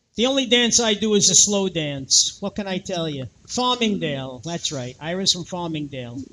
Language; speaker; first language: English; native; English